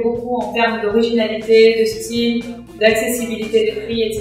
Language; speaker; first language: French; native; French